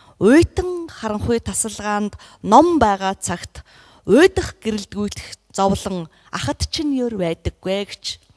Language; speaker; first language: Mongolian; native; Mongolian